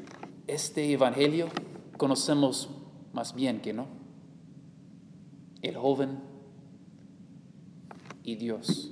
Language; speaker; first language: Spanish; non-native, learner; English